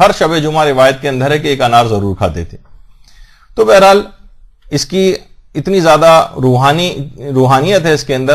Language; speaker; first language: Urdu; native; Urdu